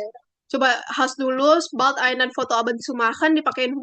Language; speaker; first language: German; non-native, fluent; Indonesian